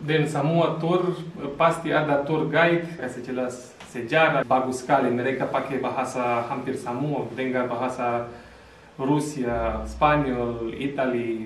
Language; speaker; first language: Indonesian; non-native, fluent; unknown